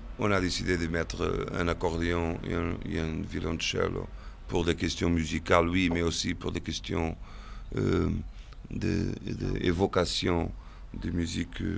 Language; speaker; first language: French; non-native, fluent; Portuguese